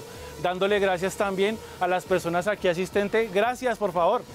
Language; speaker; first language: Spanish; native; Spanish